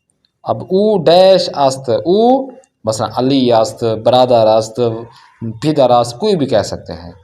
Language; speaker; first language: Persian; non-native, fluent; Urdu